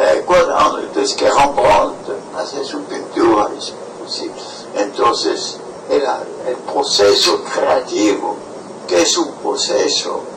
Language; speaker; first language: Spanish; non-native, fluent; French